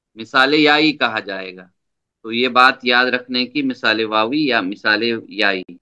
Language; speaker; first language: Urdu; native; Urdu